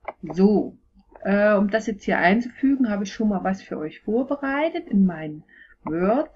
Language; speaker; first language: German; native; German